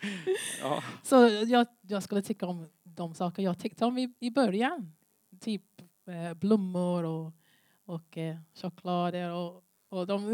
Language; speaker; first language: Swedish; non-native, learner; English